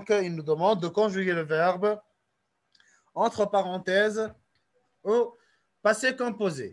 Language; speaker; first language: French; non-native, local second language; Arabic